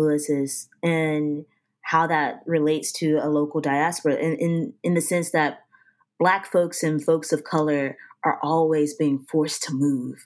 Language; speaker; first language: English; native; English